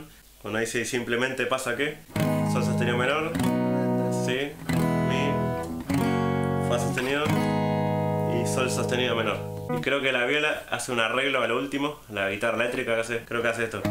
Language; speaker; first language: Spanish; native; Spanish